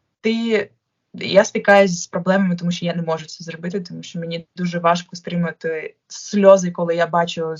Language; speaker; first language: Ukrainian; non-native, local second language; Russian